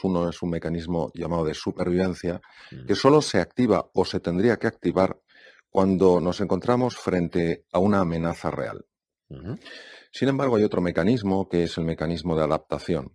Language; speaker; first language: Spanish; native; Spanish